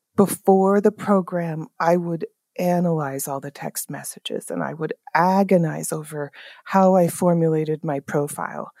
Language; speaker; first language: English; native; English